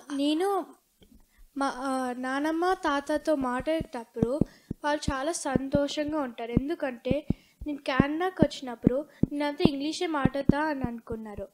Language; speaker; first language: Telugu; early bilingual, heritage; Telugu